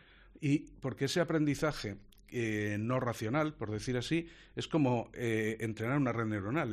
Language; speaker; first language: Spanish; native; Spanish